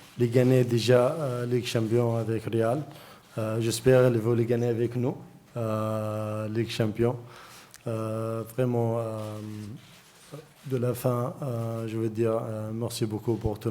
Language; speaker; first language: French; non-native, learner; Arabic